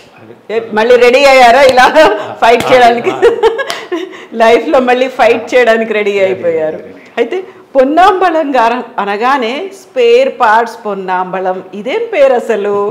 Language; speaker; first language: Telugu; native; Telugu